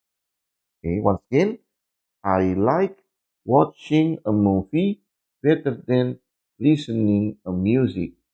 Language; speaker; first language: English; non-native, learner; Indonesian